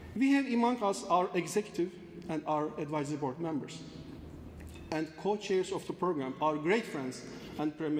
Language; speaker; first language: English; non-native, fluent; Turkish